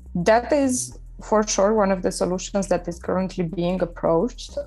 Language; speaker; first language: English; non-native, fluent; Romanian